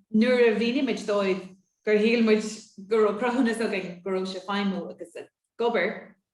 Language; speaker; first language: Irish; native; Irish